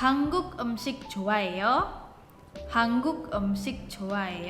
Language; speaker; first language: Korean; non-native, learner; Indonesian